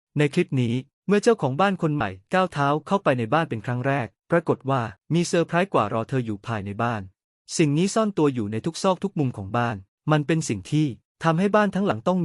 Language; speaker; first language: Thai; native; Thai